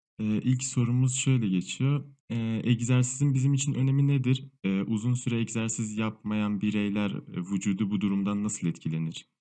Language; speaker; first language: Turkish; non-native, fluent; Arabic